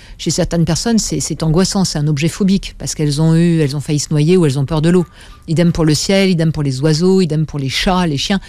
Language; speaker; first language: French; native; French